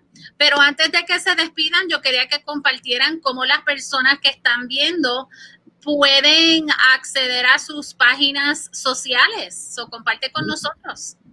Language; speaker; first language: Spanish; early bilingual, heritage; Spanish